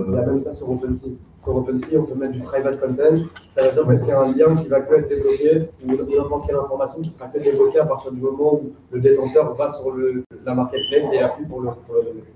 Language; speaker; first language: French; native; French